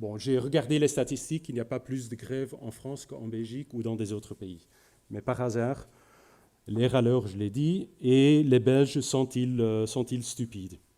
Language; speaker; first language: French; non-native, local second language; Dutch